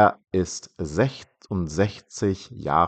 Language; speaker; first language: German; non-native, fluent; English